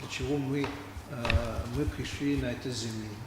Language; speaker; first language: Russian; non-native, learner; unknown